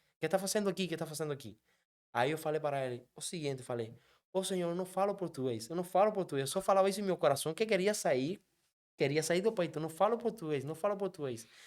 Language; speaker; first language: Portuguese; non-native, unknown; Spanish